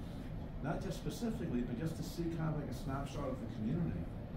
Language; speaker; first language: English; native; English